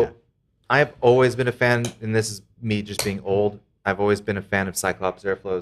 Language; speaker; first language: English; native; English